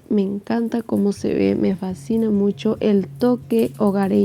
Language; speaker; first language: Spanish; native; Spanish